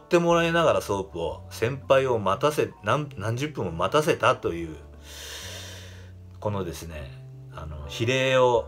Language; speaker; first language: Japanese; native; Japanese